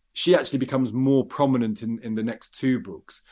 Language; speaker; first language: English; native; English